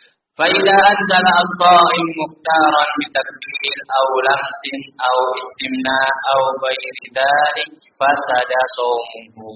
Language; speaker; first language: Arabic; non-native, fluent; Indonesian